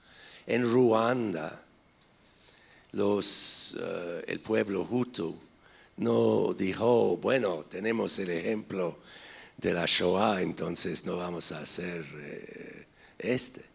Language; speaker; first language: Spanish; non-native, fluent; English